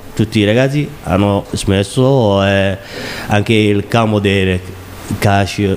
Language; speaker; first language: Italian; non-native, learner; Somali